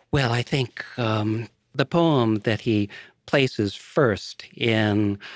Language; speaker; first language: English; native; English